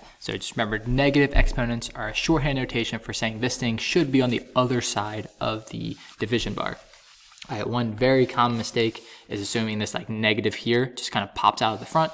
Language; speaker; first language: English; native; English